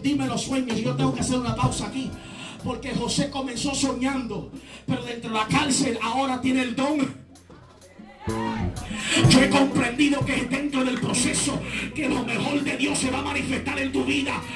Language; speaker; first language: Spanish; early bilingual, heritage; Spanish